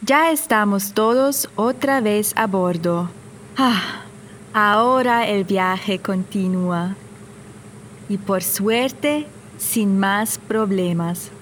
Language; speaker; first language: Spanish; non-native, fluent; German